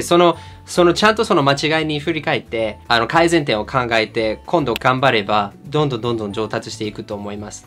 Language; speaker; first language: Japanese; non-native, fluent; English